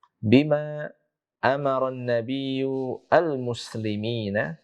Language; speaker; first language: Arabic; non-native, fluent; Indonesian